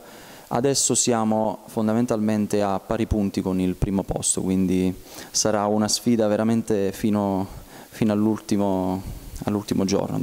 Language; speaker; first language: Italian; native; Italian